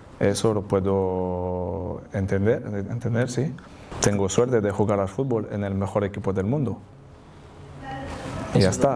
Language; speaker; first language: Spanish; non-native, learner; French